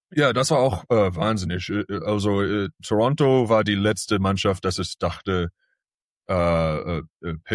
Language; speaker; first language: German; early bilingual, heritage; English